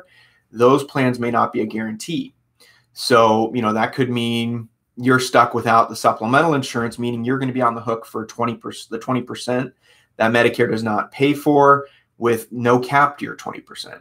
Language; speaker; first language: English; native; English